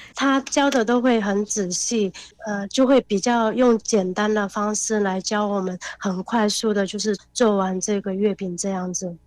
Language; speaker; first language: Chinese; native; Chinese